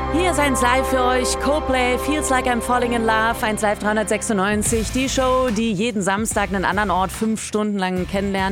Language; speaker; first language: German; native; German